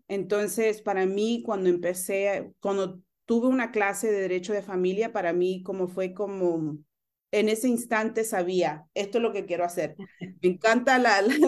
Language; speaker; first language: Spanish; early bilingual, heritage; Spanish